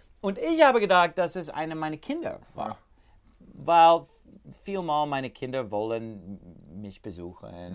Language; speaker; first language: German; non-native, learner; English